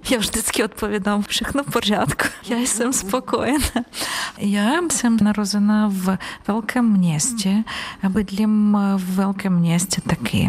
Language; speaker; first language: Czech; non-native, fluent; Ukrainian